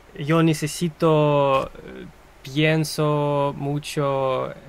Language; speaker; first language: Spanish; non-native, learner; Russian